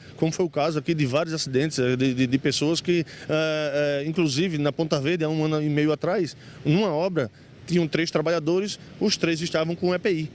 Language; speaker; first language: Portuguese; native; Portuguese